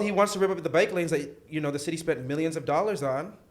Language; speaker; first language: English; native; English